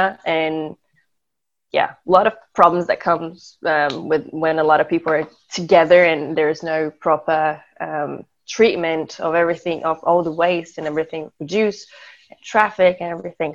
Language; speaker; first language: English; non-native, fluent; Portuguese